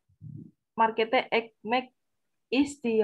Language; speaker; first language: Turkish; non-native, learner; Indonesian